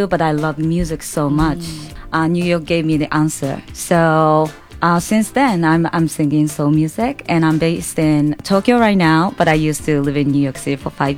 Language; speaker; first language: English; non-native, fluent; Japanese